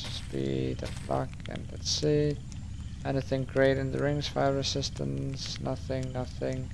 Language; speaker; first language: English; non-native, fluent; Danish